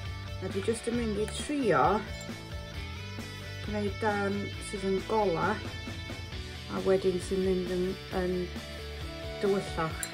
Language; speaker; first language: Welsh; non-native, local second language; English